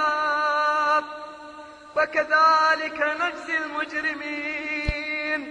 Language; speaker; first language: Arabic; native; Arabic